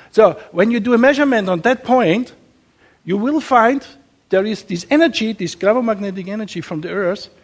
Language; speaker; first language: English; non-native, learner; German